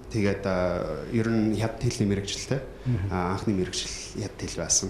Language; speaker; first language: Mongolian; non-native, fluent; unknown